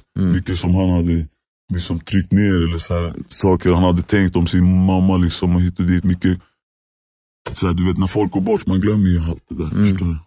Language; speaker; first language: Swedish; native; Swedish